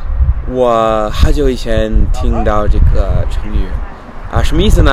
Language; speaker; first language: Chinese; non-native, fluent; English